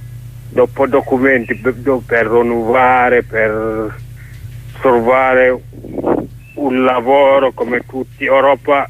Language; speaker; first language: Italian; non-native, learner; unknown